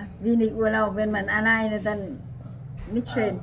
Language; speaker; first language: German; non-native, learner; Vietnamese